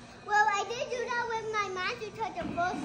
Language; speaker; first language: English; native; English